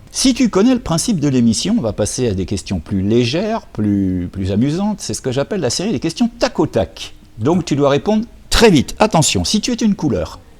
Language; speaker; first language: French; native; French